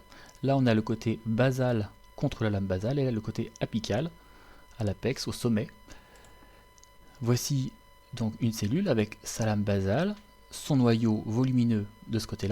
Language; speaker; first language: French; native; French